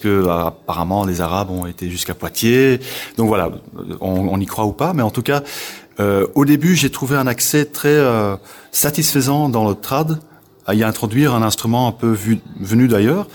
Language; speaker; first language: French; non-native, local second language; Dutch